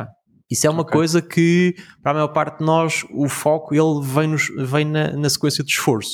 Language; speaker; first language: Portuguese; native; Portuguese